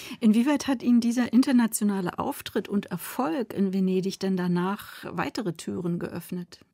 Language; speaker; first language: German; native; German